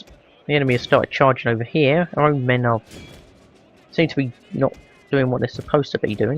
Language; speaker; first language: English; native; English